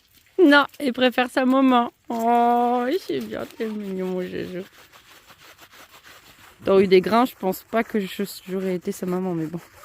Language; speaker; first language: French; native; French